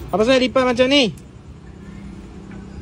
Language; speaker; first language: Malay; non-native, local second language; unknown